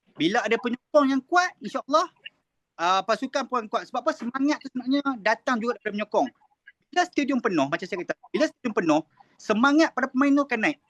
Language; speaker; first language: Malay; native; Malay